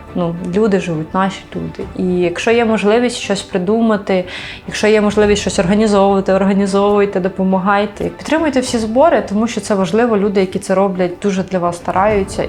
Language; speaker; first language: Ukrainian; native; Ukrainian